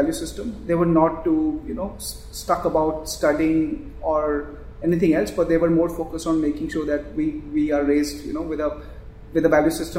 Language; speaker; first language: English; non-native, local second language; Hindi